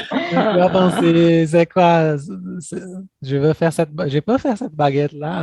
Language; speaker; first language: French; non-native, fluent; Portuguese